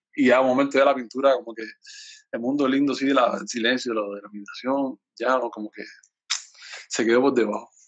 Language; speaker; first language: Spanish; native; Spanish